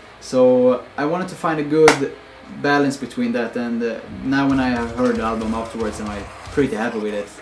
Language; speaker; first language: English; non-native, fluent; Swedish